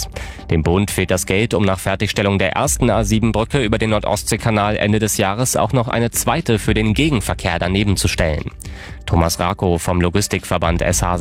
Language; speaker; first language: German; native; German